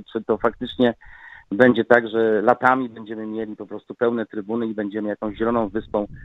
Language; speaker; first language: Polish; native; Polish